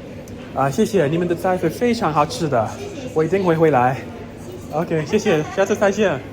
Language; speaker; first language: Chinese; non-native, learner; English